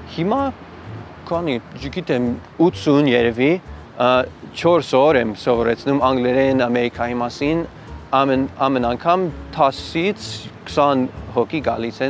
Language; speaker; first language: Armenian; non-native, learner; English